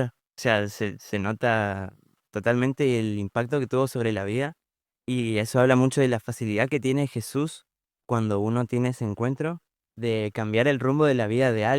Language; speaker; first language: Spanish; native; Spanish